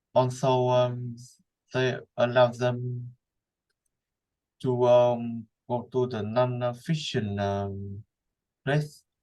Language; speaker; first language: English; non-native, learner; Vietnamese